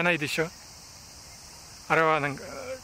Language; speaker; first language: Japanese; non-native, fluent; Russian